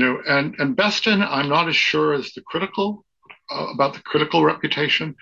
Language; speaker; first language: English; native; English